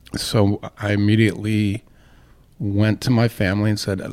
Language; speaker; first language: English; native; English